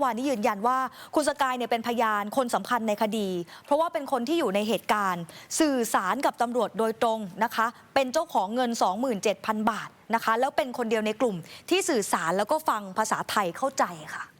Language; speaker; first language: Thai; native; Thai